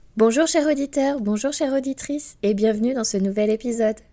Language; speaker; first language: French; native; French